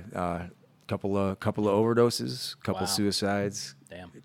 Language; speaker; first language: English; native; English